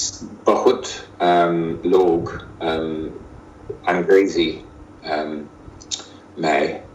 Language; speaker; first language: Hindi; non-native, learner; English